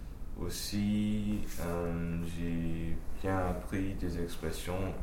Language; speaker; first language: French; early bilingual, heritage; French